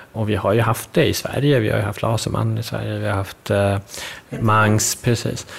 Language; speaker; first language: Swedish; early bilingual, other home language; Persian